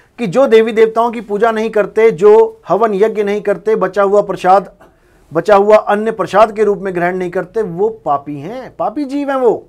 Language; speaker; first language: Hindi; non-native, local second language; Punjabi